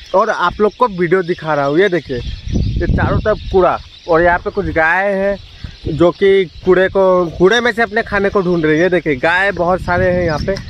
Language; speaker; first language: Hindi; non-native, local second language; Assamese